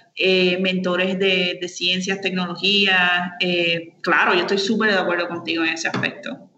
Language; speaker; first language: Spanish; native; Spanish